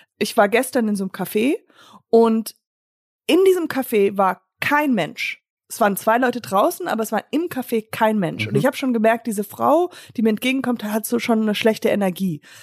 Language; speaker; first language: German; early bilingual, other home language; English